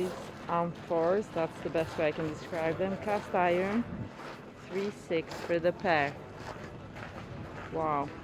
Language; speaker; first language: English; non-native, fluent; French